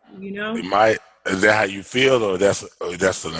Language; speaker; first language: English; native; English